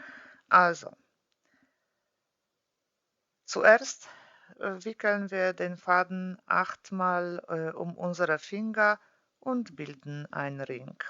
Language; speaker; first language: German; non-native, fluent; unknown